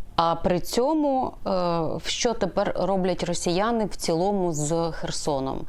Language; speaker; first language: Ukrainian; native; Ukrainian